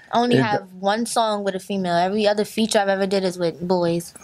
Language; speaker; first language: English; native; English